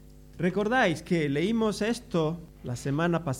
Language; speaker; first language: Spanish; native; Spanish